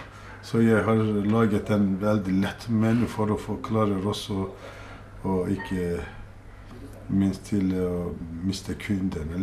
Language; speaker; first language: Norwegian; non-native, learner; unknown